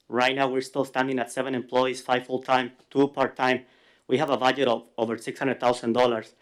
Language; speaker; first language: English; non-native, fluent; Spanish